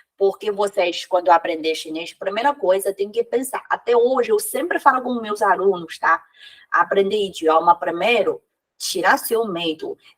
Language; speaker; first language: Portuguese; non-native, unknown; Chinese